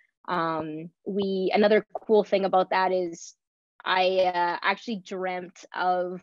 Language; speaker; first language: English; native; English